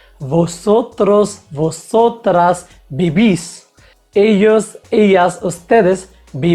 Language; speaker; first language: Spanish; non-native, fluent; Hindi